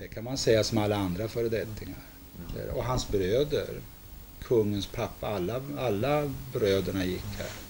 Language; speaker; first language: Swedish; native; Swedish